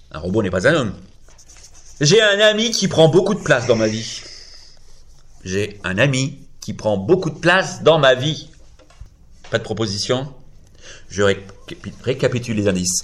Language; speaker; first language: French; native; French